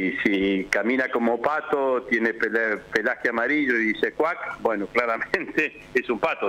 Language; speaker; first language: Spanish; native; Spanish